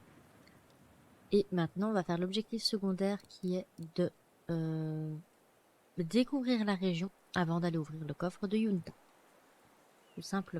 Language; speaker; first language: French; native; French